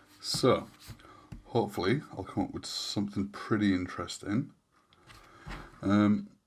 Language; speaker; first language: English; native; English